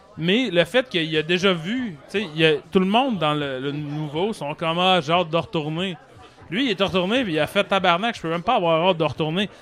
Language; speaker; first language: French; native; French